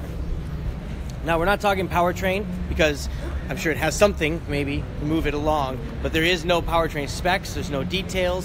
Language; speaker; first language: English; native; English